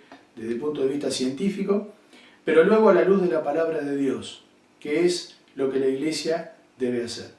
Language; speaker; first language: Spanish; native; Spanish